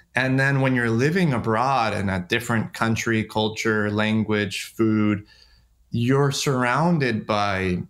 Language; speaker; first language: English; native; English